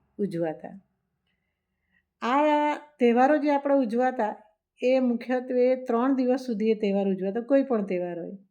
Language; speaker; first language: Gujarati; non-native, local second language; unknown